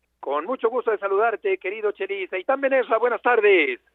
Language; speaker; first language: Spanish; native; Spanish